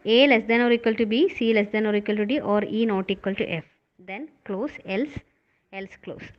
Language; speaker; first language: English; non-native, local second language; Malayalam